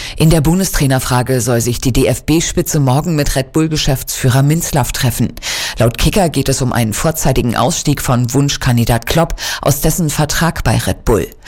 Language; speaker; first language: German; native; German